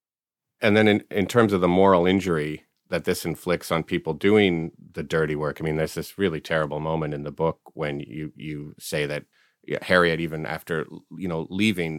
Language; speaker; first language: English; native; English